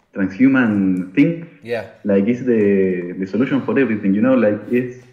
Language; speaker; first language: English; non-native, learner; Spanish